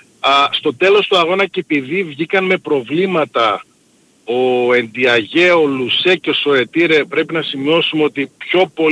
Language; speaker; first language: Greek; native; Greek